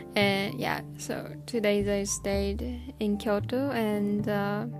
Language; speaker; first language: English; non-native, learner; Japanese